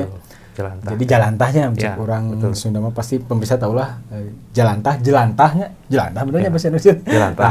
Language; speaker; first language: Indonesian; non-native, local second language; Sundanese